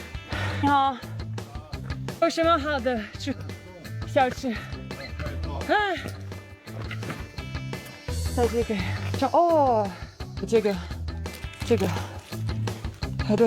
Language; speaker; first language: Chinese; non-native, learner; Romanian